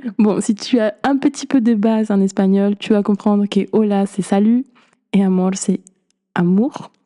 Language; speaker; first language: French; non-native, fluent; Spanish